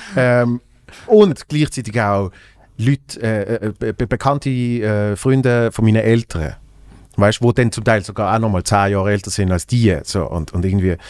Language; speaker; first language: German; native; German